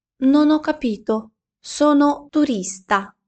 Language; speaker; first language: Italian; non-native, fluent; Ukrainian